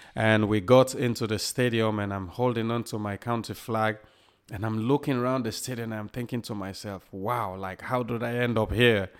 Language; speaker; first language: English; non-native, local second language; Krio